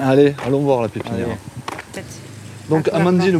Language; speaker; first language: French; native; French